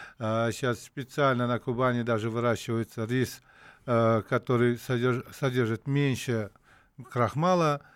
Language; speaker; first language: Russian; non-native, local second language; Uzbek